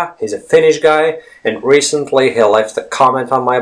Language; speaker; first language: English; non-native, fluent; Latvian